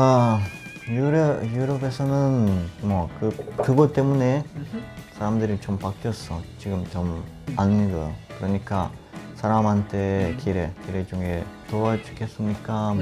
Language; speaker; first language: Korean; non-native, learner; Italian